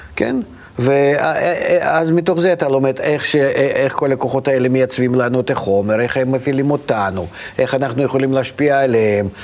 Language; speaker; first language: Hebrew; non-native, fluent; Russian